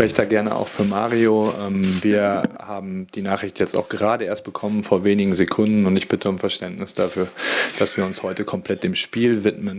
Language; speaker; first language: German; native; German